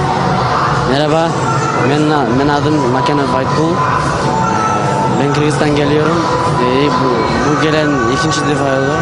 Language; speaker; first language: Turkish; non-native, learner; Kyrgyz